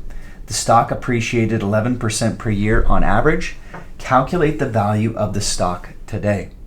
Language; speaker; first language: English; native; English